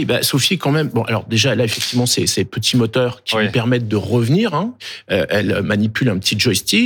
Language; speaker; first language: French; native; French